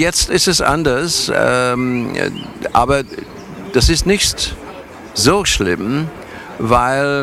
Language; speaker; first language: German; non-native, fluent; English